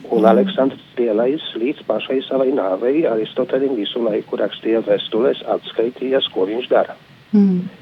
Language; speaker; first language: Latvian; non-native, fluent; Polish